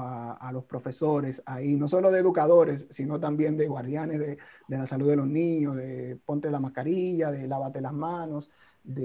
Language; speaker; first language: Spanish; native; Spanish